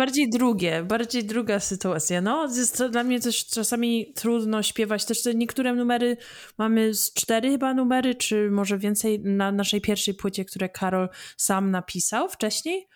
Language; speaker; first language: Polish; early bilingual, heritage; English